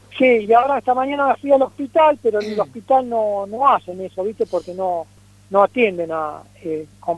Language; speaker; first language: Spanish; native; Spanish